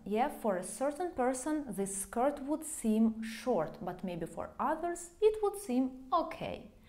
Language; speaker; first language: English; non-native, fluent; Russian